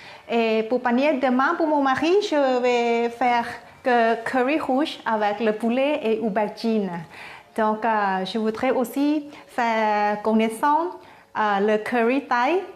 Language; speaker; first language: French; non-native, learner; Thai